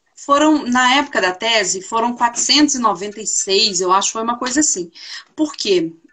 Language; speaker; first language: Portuguese; native; Portuguese